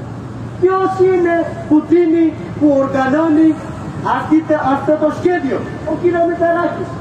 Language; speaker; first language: Greek; non-native, fluent; Urdu